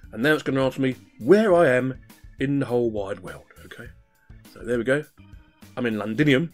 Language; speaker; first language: English; native; English